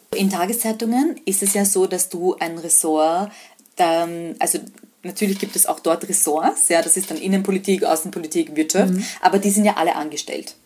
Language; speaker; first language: German; early bilingual, other home language; Serbian